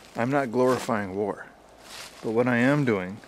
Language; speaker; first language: English; native; English